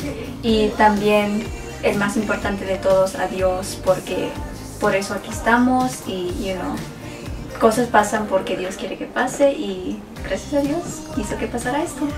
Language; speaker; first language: Spanish; early bilingual, other home language; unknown